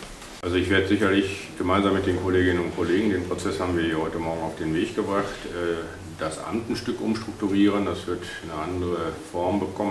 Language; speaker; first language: German; native; German